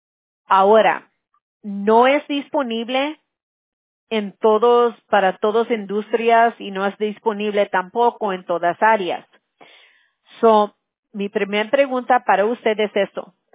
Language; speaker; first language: Spanish; early bilingual, heritage; Spanish